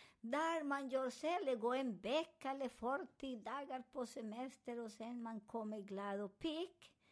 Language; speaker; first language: Swedish; non-native, fluent; Spanish